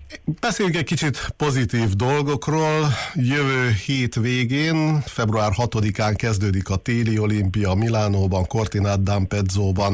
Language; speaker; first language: Hungarian; native; Hungarian